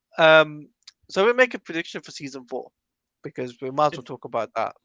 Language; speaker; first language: English; native; English